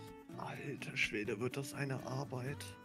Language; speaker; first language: German; native; German